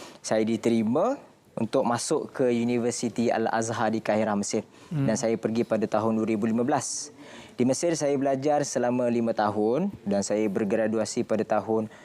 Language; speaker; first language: Malay; early bilingual, other home language; Indonesian